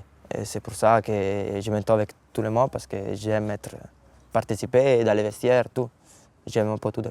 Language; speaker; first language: French; non-native, learner; Italian